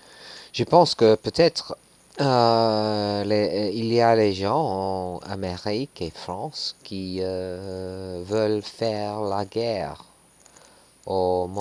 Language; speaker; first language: French; non-native, learner; English